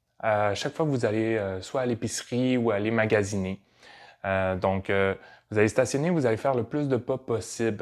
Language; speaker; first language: French; native; French